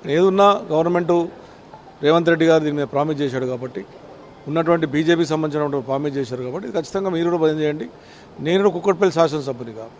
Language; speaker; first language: Telugu; native; Telugu